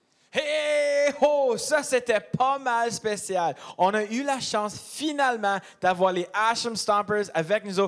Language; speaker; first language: French; native; French